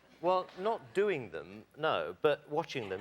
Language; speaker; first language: English; native; English